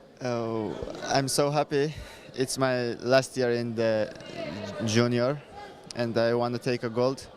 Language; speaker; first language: English; non-native, learner; Turkish